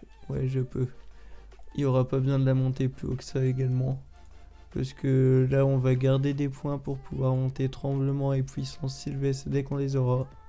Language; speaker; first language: French; native; French